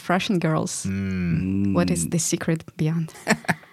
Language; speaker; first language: English; non-native, fluent; Russian